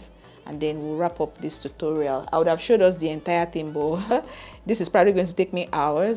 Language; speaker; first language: English; native; English